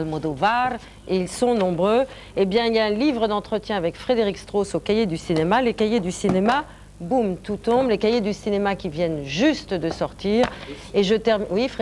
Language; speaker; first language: French; native; French